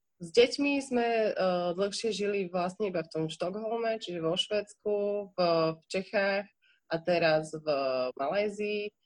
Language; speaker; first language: Slovak; native; Slovak